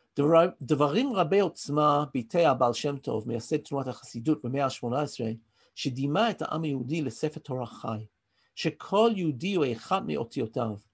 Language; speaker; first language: Hebrew; non-native, fluent; English